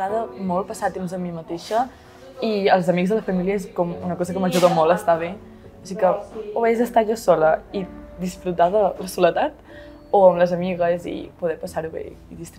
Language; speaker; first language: Catalan; non-native, local second language; Spanish